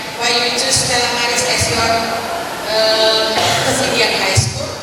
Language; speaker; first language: English; non-native, fluent; Indonesian